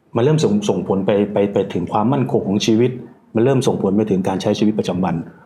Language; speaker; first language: Thai; native; Thai